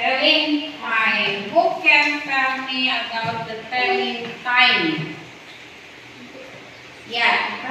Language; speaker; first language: English; non-native, learner; Indonesian